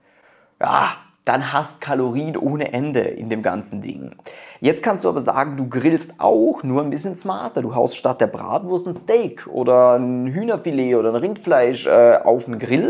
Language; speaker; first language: German; native; German